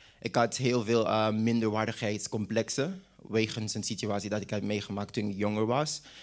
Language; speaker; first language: Dutch; non-native, local second language; English